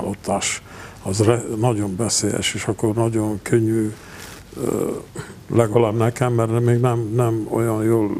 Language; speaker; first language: Hungarian; non-native, local second language; Romanian